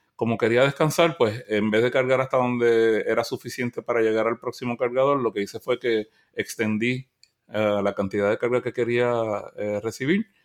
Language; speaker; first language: Spanish; native; Spanish